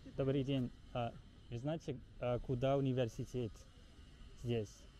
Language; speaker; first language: Russian; non-native, learner; English